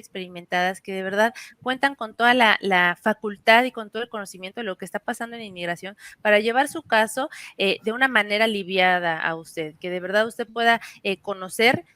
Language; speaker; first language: Spanish; native; Spanish